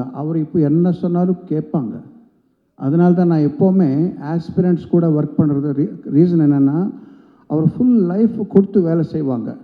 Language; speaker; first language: Tamil; non-native, local second language; Telugu